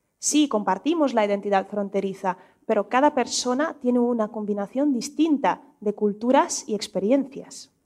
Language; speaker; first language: Spanish; non-native, fluent; Russian